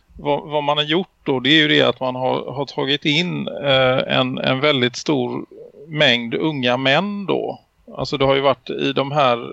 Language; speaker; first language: Swedish; native; Swedish